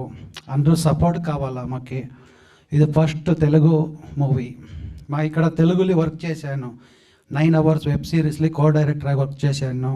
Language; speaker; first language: Telugu; non-native, learner; Kannada